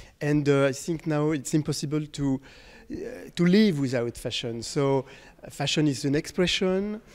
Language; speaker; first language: English; non-native, fluent; French